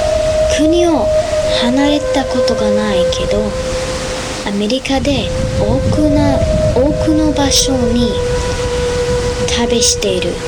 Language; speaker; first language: Japanese; non-native, learner; English